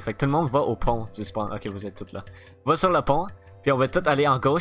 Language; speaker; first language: French; native; French